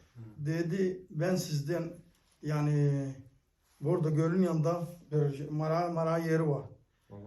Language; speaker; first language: Turkish; early bilingual, heritage; Arabic